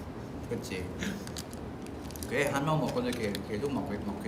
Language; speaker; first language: Korean; non-native, fluent; Vietnamese